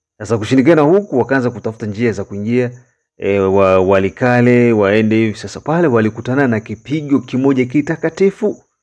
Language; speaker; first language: Swahili; native; Swahili